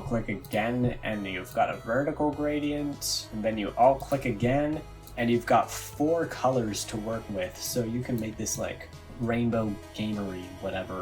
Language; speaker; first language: English; native; English